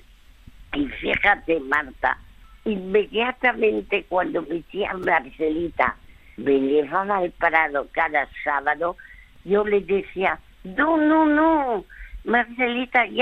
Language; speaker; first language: Spanish; early bilingual, other home language; French